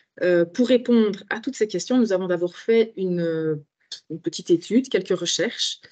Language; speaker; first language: French; native; French